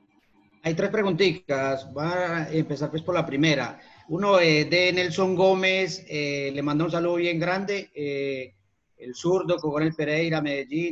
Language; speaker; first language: Spanish; native; Spanish